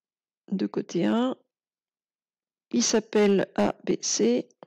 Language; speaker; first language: French; native; French